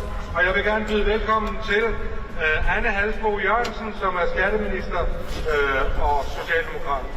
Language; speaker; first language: Danish; native; Danish